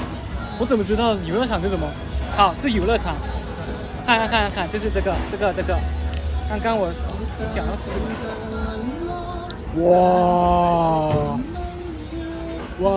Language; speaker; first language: Chinese; non-native, learner; Thai